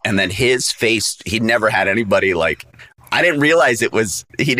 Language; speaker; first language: English; native; English